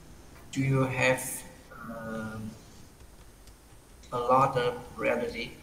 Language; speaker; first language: English; non-native, learner; Vietnamese